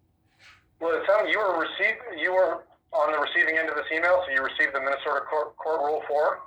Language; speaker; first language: English; native; English